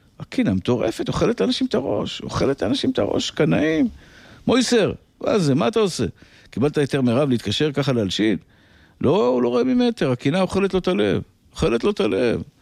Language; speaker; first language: Hebrew; native; Hebrew